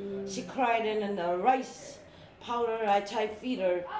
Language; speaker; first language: English; non-native, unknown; Korean